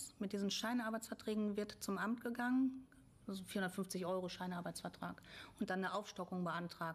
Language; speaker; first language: German; native; German